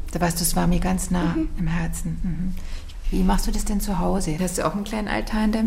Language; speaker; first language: German; native; German